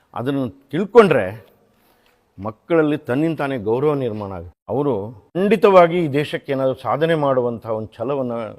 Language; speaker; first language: Kannada; native; Kannada